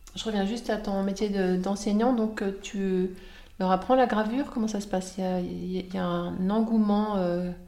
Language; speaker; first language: French; native; French